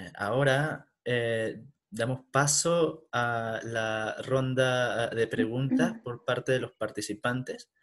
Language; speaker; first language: Spanish; native; Spanish